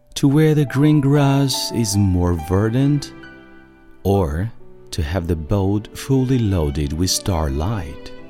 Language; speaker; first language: English; non-native, fluent; Chinese